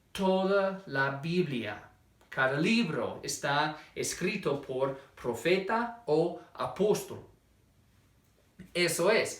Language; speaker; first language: Spanish; non-native, fluent; English